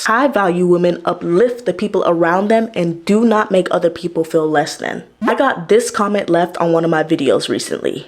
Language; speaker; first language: English; native; English